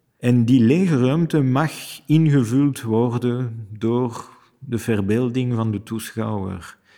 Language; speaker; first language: Dutch; non-native, fluent; French